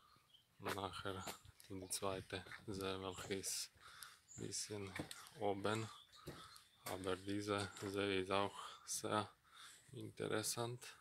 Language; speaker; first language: German; non-native, learner; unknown